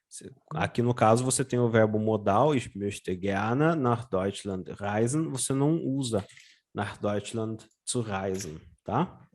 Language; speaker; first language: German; non-native, fluent; Portuguese